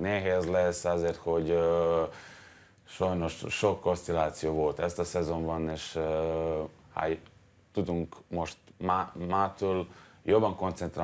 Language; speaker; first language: Hungarian; non-native, learner; Serbian